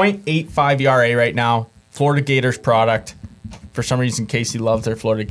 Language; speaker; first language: English; native; English